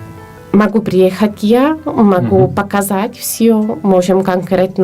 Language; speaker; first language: Russian; non-native, fluent; Polish